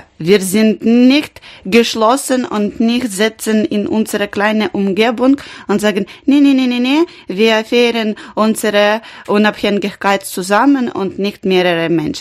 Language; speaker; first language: German; non-native, learner; Ukrainian